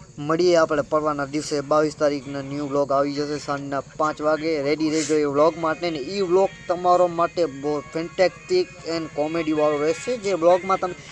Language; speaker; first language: Gujarati; non-native, local second language; Kachhi